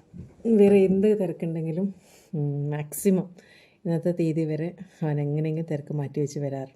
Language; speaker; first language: Malayalam; native; Malayalam